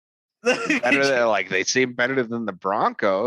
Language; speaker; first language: English; native; English